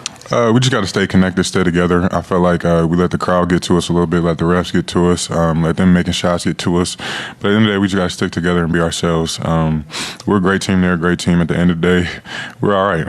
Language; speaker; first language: English; native; English